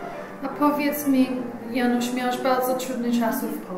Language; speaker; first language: Polish; early bilingual, heritage; English